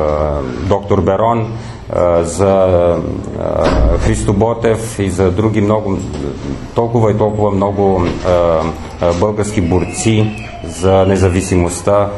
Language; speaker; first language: Bulgarian; non-native, fluent; Romanian